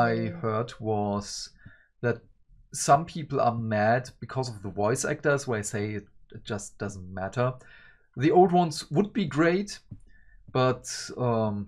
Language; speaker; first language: English; early bilingual, other home language; Turkish